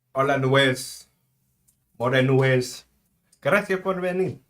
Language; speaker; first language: Spanish; non-native, learner; English